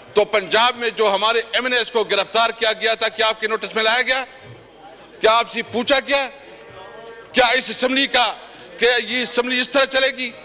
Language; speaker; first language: Urdu; non-native, local second language; Pashto